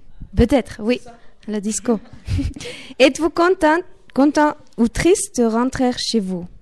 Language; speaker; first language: French; non-native, local second language; German